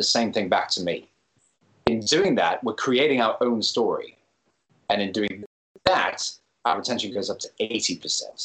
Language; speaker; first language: English; native; English